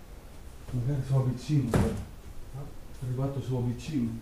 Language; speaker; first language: Italian; non-native, learner; Filipino